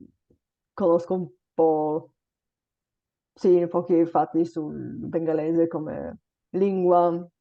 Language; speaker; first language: Italian; non-native, fluent; Bulgarian